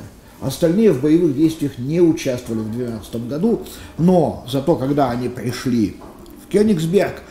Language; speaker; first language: Russian; native; Russian